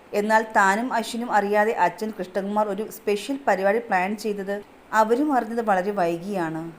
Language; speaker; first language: Malayalam; native; Malayalam